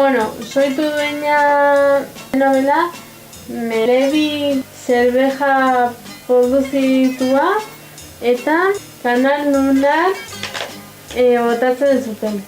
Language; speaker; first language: Basque; non-native, local second language; Spanish